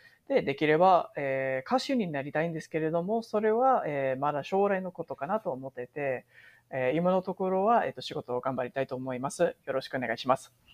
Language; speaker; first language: Japanese; non-native, fluent; English